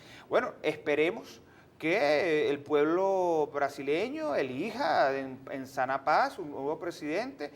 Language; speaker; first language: Spanish; native; Spanish